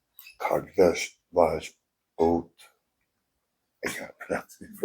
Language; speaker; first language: English; non-native, learner; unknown